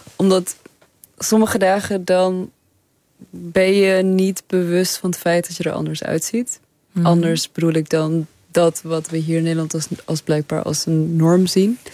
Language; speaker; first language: Dutch; early bilingual, other home language; Persian